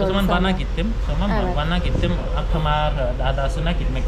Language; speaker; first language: Turkish; non-native, fluent; Khmer